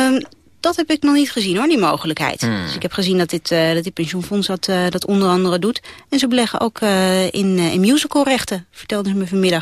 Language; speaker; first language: Dutch; native; Dutch